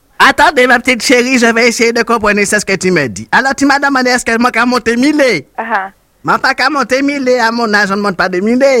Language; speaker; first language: French; non-native, local second language; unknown